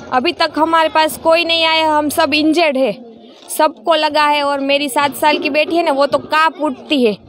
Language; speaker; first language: Hindi; non-native, local second language; Gujarati